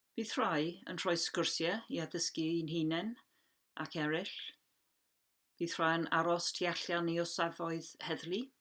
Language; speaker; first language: Welsh; non-native, local second language; English